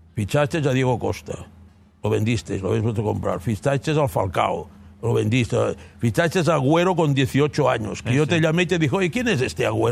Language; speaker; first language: Spanish; non-native, local second language; Catalan